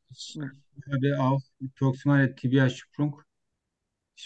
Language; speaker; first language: German; non-native, learner; Turkish